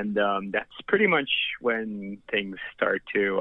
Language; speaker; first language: English; non-native, fluent; Portuguese